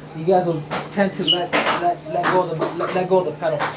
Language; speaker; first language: English; early bilingual, other home language; Spanish